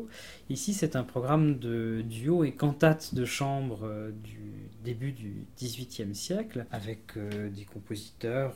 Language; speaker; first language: French; native; French